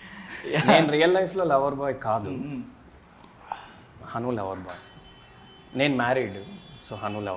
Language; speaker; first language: Telugu; native; Telugu